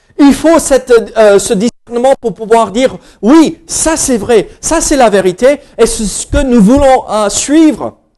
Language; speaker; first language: French; non-native, fluent; English